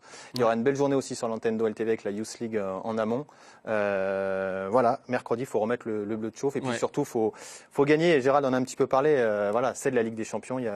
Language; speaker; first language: French; native; French